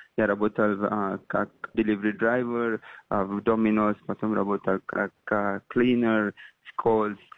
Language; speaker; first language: Russian; non-native, fluent; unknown